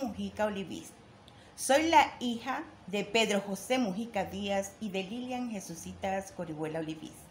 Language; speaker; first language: Spanish; native; Spanish